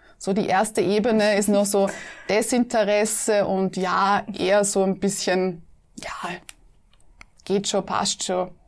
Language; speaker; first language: German; native; German